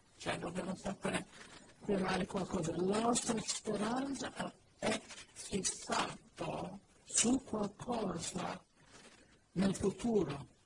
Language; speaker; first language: Italian; non-native, fluent; English